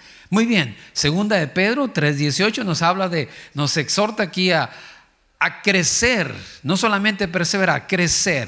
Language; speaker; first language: Spanish; native; Spanish